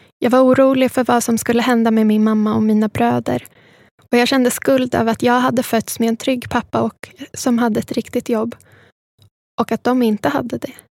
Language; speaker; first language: Swedish; early bilingual, other home language; Spanish